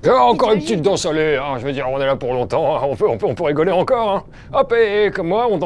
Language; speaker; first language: French; native; French